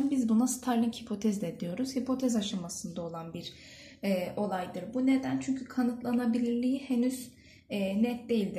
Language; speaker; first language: Turkish; native; Turkish